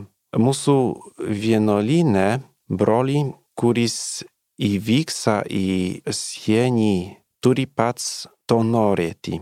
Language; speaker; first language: Lithuanian; non-native, learner; Polish